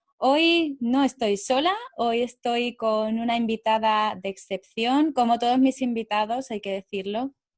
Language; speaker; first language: Spanish; native; Spanish